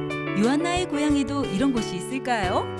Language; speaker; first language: Korean; native; Korean